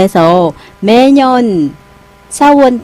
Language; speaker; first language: Korean; non-native, learner; Thai